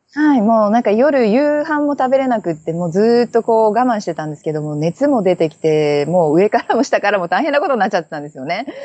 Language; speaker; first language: Japanese; native; Japanese